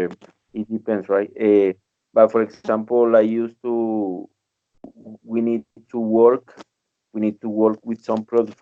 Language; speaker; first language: English; non-native, learner; Spanish